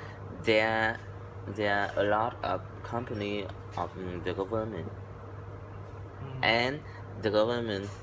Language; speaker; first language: English; non-native, learner; Vietnamese